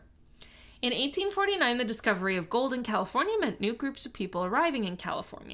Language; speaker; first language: English; native; English